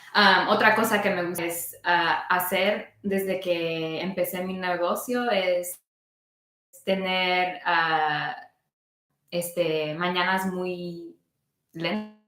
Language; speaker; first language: Spanish; early bilingual, heritage; Spanish